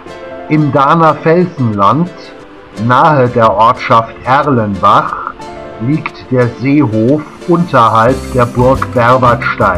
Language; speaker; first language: German; native; German